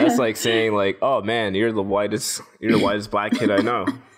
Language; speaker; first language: English; native; English